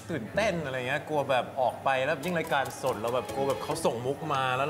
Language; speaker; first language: Thai; non-native, fluent; English